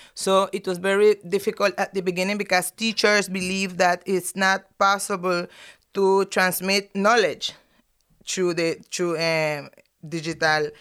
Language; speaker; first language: English; non-native, fluent; Spanish